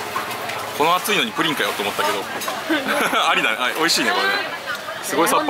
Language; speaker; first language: Japanese; native; Japanese